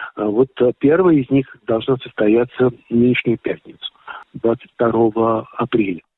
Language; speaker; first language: Russian; native; Russian